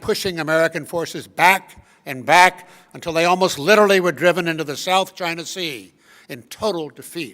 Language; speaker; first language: English; native; English